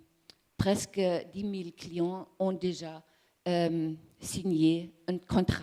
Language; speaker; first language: French; non-native, learner; German